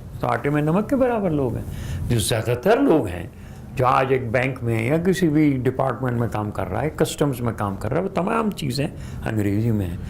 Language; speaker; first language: Urdu; non-native, local second language; Gujarati